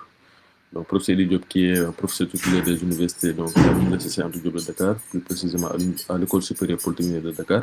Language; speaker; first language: French; non-native, local second language; Wolof